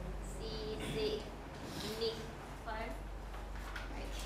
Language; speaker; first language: German; non-native, learner; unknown